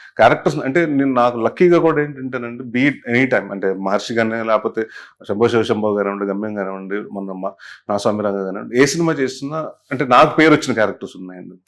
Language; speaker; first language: Telugu; native; Telugu